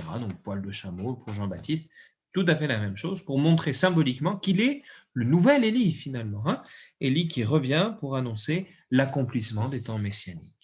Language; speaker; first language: French; native; French